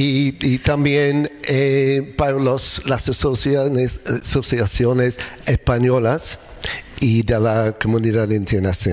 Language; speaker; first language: Spanish; non-native, learner; English